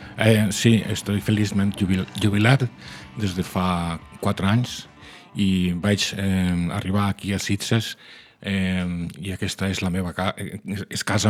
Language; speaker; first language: Catalan; non-native, local second language; Spanish